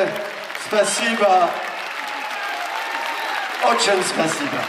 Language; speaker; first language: Russian; non-native, learner; French